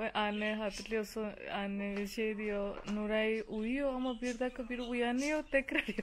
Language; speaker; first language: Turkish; non-native, learner; Spanish